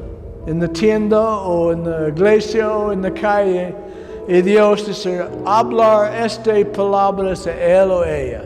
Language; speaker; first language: Spanish; non-native, learner; English